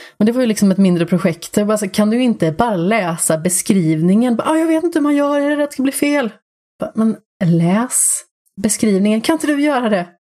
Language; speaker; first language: Swedish; native; Swedish